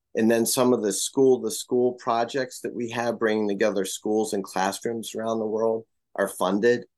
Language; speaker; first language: English; native; English